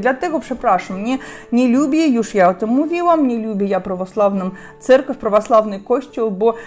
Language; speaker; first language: Polish; non-native, learner; Russian